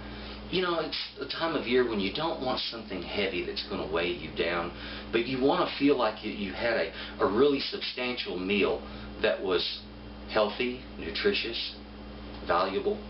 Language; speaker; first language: English; native; English